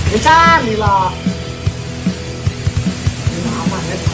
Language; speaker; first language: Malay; non-native, local second language; Sundanese